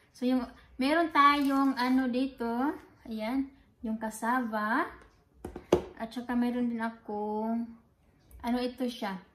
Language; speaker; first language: Filipino; non-native, local second language; Cebuano